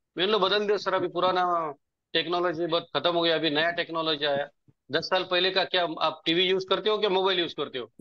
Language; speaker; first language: Hindi; non-native, local second language; Marathi